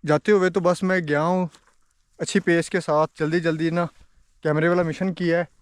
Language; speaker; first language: Urdu; non-native, local second language; Punjabi